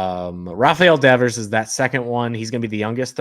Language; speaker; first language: English; native; English